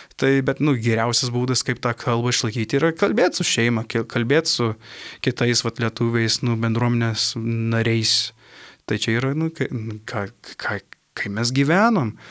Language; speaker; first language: Lithuanian; early bilingual, heritage; Lithuanian